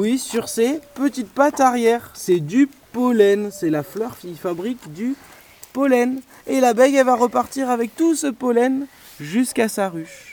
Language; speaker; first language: French; native; French